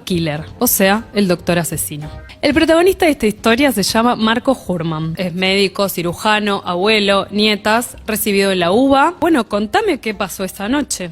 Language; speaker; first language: Spanish; native; Spanish